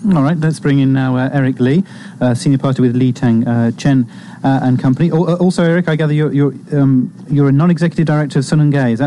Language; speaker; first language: English; native; English